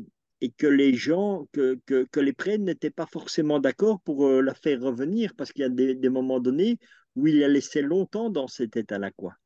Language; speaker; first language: French; native; French